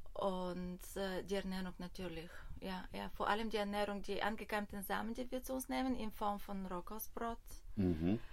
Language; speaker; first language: German; non-native, fluent; Bulgarian